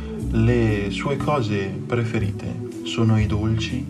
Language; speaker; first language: Italian; native; Italian